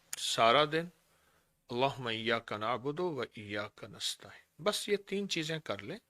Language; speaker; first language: Urdu; native; Urdu